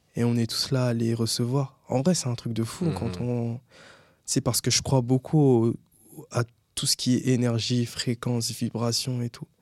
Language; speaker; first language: French; native; French